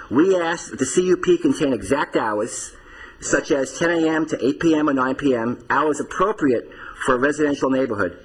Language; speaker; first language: English; native; English